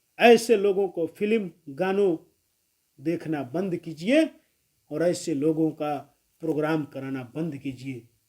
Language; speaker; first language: Hindi; non-native, local second language; Bhojpuri